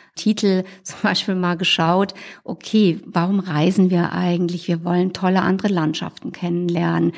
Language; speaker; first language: German; native; German